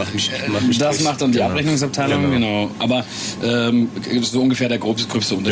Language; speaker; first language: German; native; German